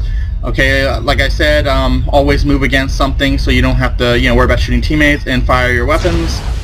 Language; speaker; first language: English; native; English